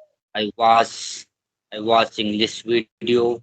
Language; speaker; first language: English; non-native, learner; Hindi